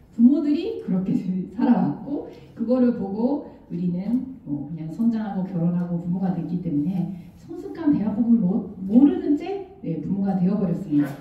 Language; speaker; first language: Korean; non-native, fluent; Japanese